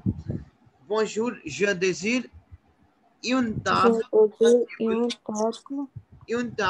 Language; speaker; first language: French; non-native, learner; Hindi